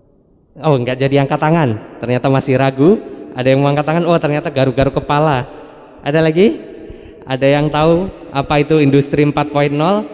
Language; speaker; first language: Indonesian; native; Indonesian